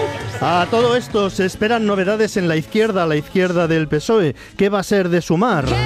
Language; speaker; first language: Spanish; native; Spanish